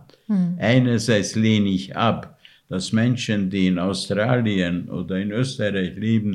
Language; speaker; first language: German; non-native, fluent; Hungarian